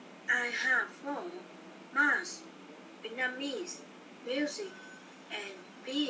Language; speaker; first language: English; non-native, learner; Vietnamese